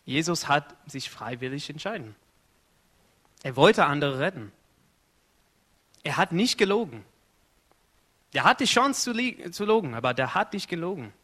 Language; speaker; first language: German; non-native, fluent; Arabic